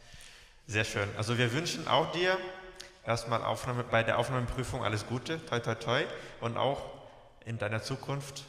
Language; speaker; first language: German; native; German